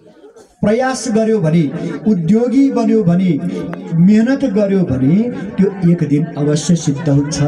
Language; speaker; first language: Nepali; native; Nepali